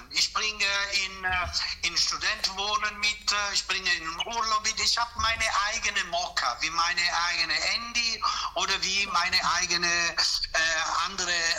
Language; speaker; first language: German; non-native, fluent; Italian